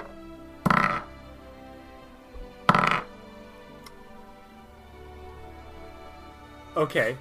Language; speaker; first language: English; native; English